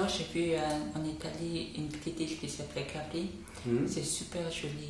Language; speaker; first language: French; non-native, fluent; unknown